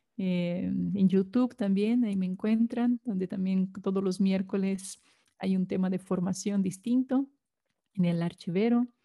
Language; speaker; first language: Spanish; non-native, fluent; Portuguese